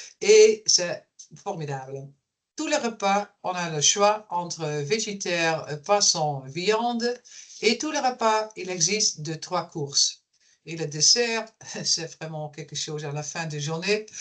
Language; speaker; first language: French; non-native, fluent; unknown